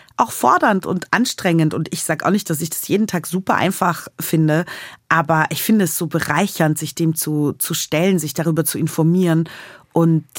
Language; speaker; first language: German; native; German